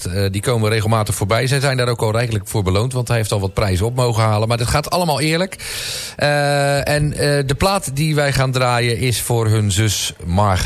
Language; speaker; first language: Dutch; native; Dutch